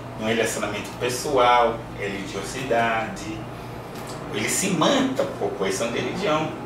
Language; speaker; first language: Portuguese; non-native, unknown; Yoruba